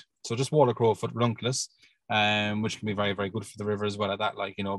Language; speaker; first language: English; native; English